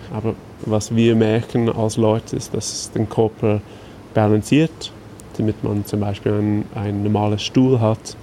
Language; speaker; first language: German; non-native, fluent; English